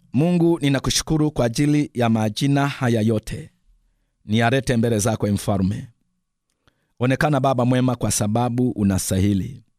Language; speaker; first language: Swahili; native; Swahili